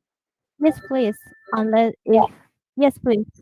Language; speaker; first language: English; non-native, fluent; Indonesian